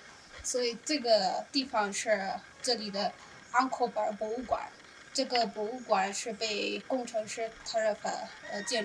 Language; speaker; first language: Chinese; non-native, learner; Amharic